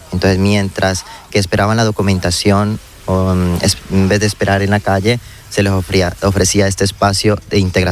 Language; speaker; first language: Spanish; native; Spanish